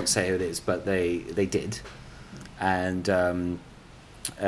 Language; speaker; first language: English; non-native, local second language; Punjabi